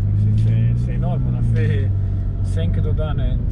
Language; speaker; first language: French; non-native, fluent; Italian